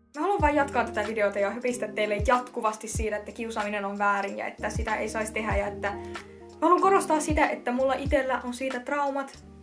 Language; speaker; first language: Finnish; early bilingual, other home language; Russian